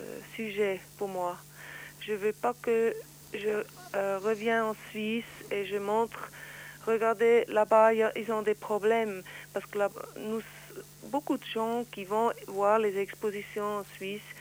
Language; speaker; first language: French; non-native, learner; Swiss German